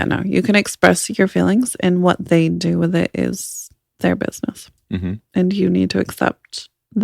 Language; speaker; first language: English; native; English